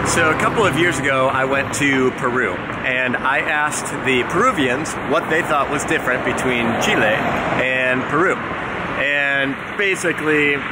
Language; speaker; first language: English; native; English